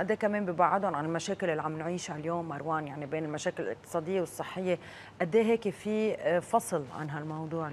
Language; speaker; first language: Arabic; native; Arabic